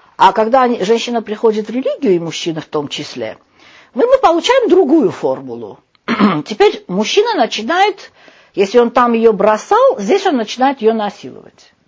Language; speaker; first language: Russian; non-native, local second language; Armenian